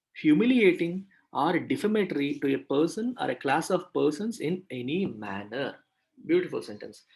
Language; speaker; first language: English; non-native, local second language; Telugu